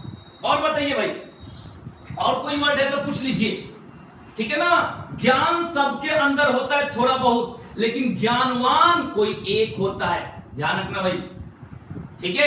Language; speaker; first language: Hindi; native; Hindi